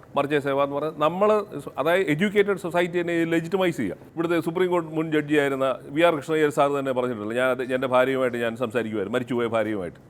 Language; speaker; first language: Malayalam; native; Malayalam